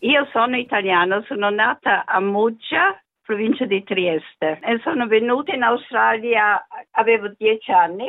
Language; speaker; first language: Italian; early bilingual, other home language; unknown